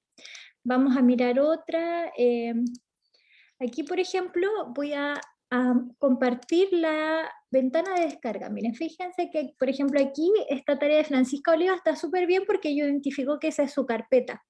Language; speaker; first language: Spanish; native; Spanish